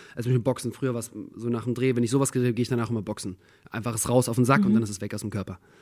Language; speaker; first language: German; early bilingual, other home language; Russian